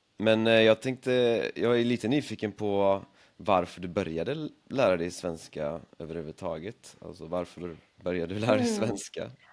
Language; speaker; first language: Swedish; native; Swedish